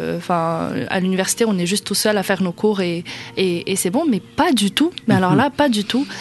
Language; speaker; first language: French; non-native, local second language; Arabic